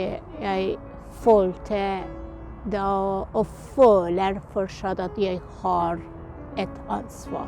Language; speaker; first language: Norwegian; non-native, fluent; Persian